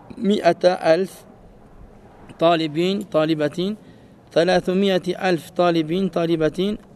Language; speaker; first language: Arabic; non-native, fluent; French